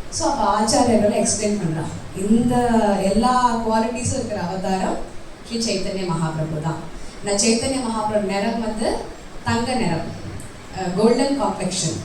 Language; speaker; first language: Tamil; early bilingual, heritage; Tamil